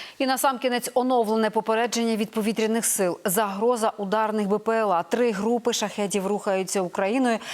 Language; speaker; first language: Ukrainian; native; Ukrainian